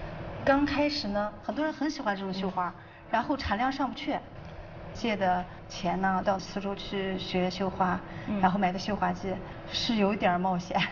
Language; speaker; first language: Chinese; native; Chinese